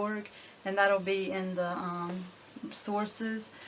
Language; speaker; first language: English; native; English